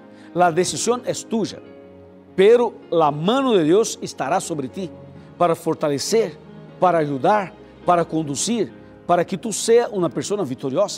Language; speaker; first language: Spanish; non-native, fluent; Portuguese